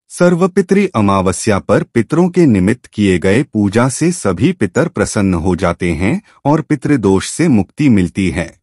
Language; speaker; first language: Hindi; native; Hindi